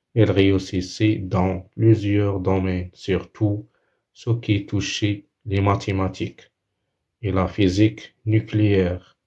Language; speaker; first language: French; non-native, local second language; Arabic